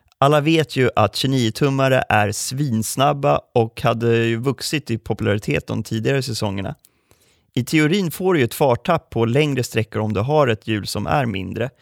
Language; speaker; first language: Swedish; native; Swedish